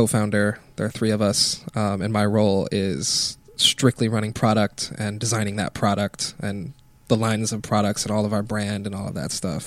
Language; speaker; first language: English; native; English